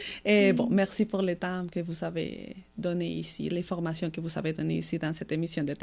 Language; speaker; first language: French; non-native, fluent; Spanish